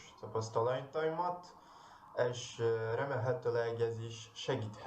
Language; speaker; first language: Hungarian; non-native, learner; Portuguese